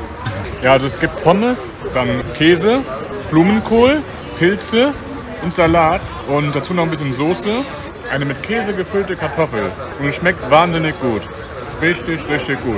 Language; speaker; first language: German; native; German